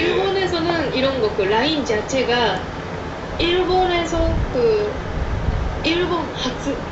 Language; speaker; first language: Korean; non-native, fluent; Japanese